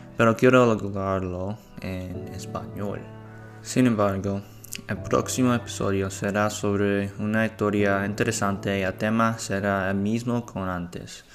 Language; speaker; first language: Spanish; non-native, learner; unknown